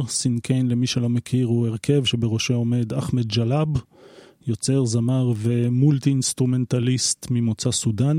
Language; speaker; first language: Hebrew; native; Hebrew